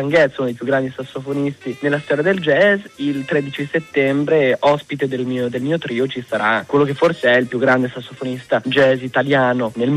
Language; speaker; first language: Italian; native; Italian